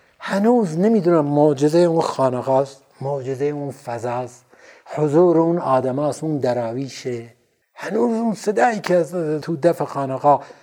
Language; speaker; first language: Persian; non-native, local second language; Central Kurdish